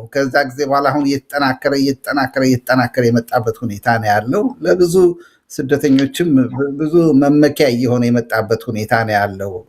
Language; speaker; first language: Amharic; native; Amharic